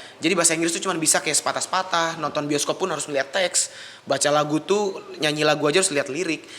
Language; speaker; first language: Indonesian; native; Indonesian